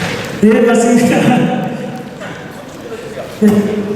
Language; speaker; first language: Korean; non-native, learner; Nepali